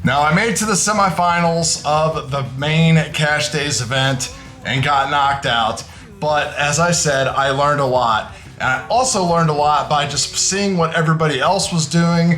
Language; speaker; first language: English; native; English